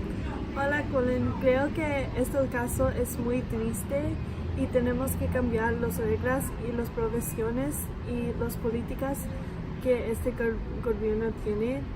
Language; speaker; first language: Spanish; non-native, learner; English